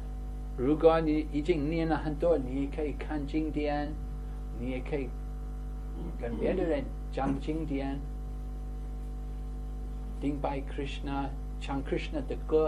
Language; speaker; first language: Chinese; non-native, fluent; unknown